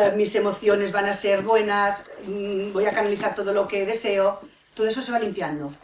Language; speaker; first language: Spanish; non-native, local second language; Catalan